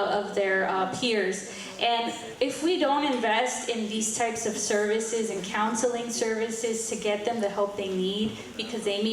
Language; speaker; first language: English; early bilingual, heritage; Spanish